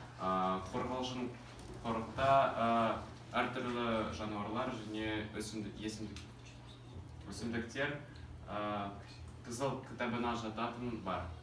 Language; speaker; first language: Kazakh; non-native, local second language; Russian